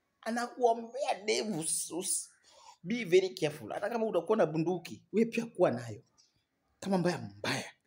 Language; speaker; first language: Swahili; non-native, local second language; Luo (Kenya and Tanzania)